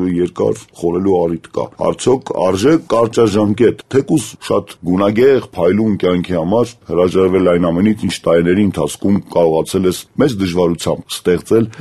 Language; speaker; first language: Armenian; native; Armenian